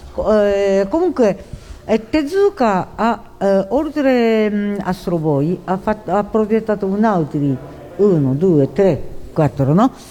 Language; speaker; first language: Italian; non-native, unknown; Japanese